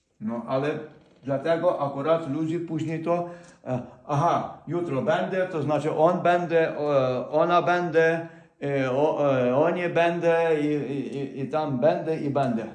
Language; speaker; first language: Polish; non-native, fluent; Ukrainian